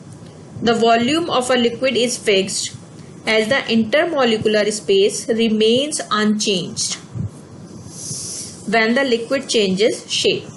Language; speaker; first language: English; non-native, local second language; Hindi